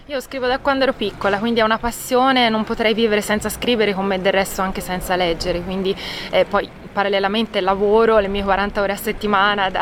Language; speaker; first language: Italian; native; Italian